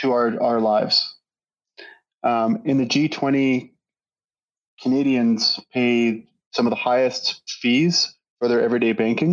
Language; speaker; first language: English; native; English